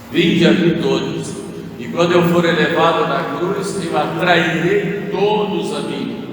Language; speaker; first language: Portuguese; native; Portuguese